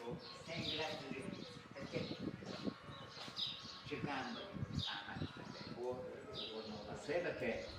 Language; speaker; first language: Italian; non-native, learner; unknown